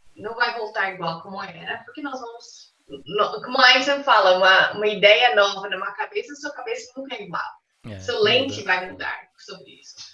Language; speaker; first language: Portuguese; non-native, fluent; English